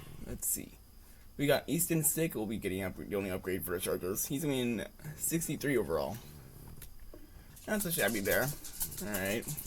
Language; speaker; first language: English; native; English